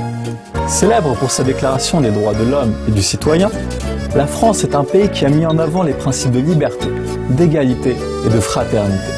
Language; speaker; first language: French; native; French